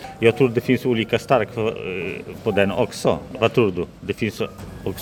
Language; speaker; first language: Swedish; non-native, learner; Polish